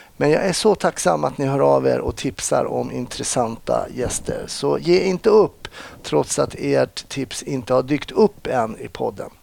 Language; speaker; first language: Swedish; native; Swedish